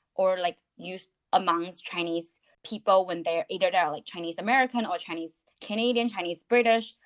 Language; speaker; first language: English; non-native, fluent; Chinese